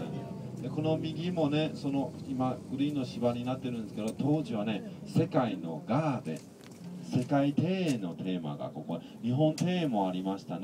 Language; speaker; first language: Japanese; non-native, fluent; Chinese